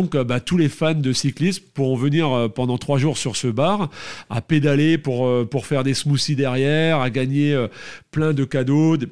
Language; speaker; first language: French; native; French